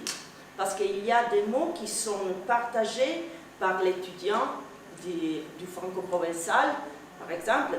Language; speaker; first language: French; non-native, fluent; Italian